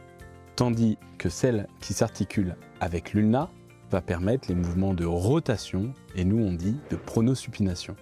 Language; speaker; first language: French; native; French